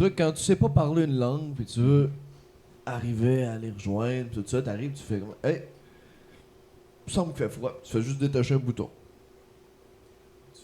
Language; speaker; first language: French; native; French